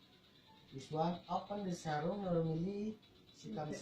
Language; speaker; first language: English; non-native, learner; Indonesian